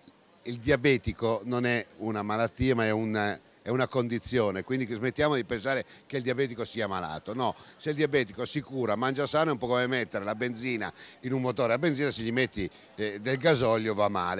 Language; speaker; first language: Italian; native; Italian